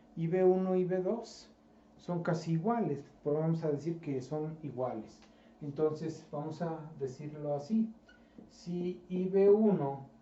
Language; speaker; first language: Spanish; native; Spanish